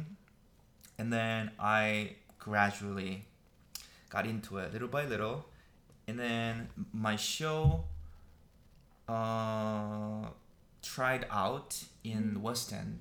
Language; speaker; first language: English; non-native, fluent; Korean